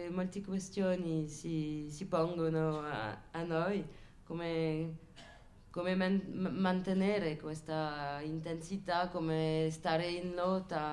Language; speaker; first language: Italian; non-native, fluent; French